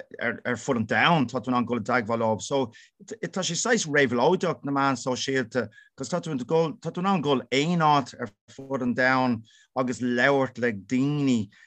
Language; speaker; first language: Irish; non-native, local second language; English